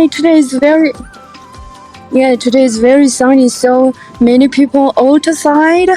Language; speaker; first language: English; non-native, learner; Chinese